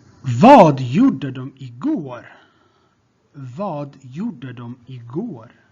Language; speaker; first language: Swedish; non-native, fluent; Tigrinya